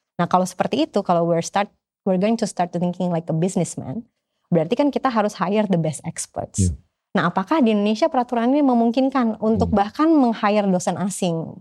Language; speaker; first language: Indonesian; native; Indonesian